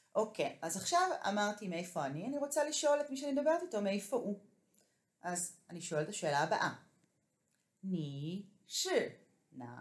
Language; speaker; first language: Hebrew; native; Hebrew